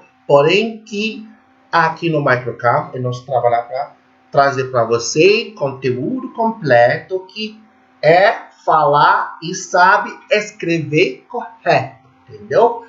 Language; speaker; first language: Portuguese; non-native, fluent; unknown